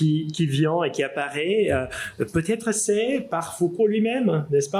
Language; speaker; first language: French; non-native, fluent; Portuguese